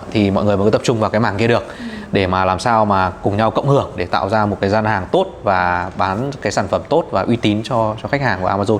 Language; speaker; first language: Vietnamese; native; Vietnamese